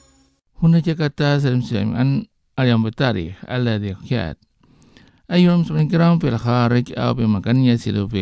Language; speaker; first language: Arabic; non-native, fluent; Indonesian